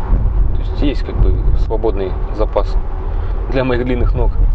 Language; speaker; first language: Russian; native; Russian